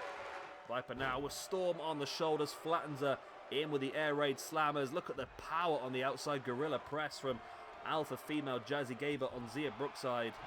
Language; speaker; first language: English; native; English